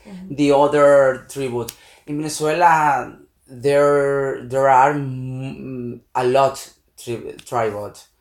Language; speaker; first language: English; non-native, learner; Spanish